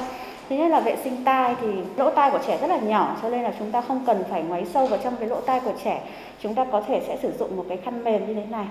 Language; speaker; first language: Vietnamese; native; Vietnamese